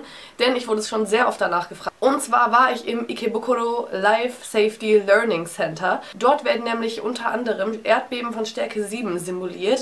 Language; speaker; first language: German; native; German